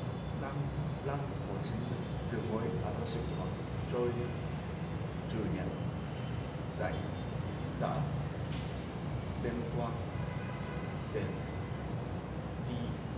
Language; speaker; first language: Vietnamese; non-native, learner; Japanese